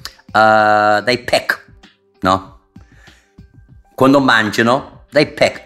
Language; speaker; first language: English; native; English